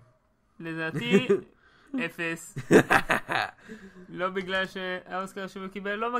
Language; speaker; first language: Hebrew; native; Hebrew